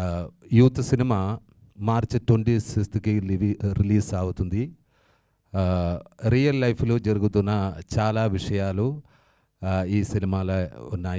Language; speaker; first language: Telugu; non-native, learner; Malayalam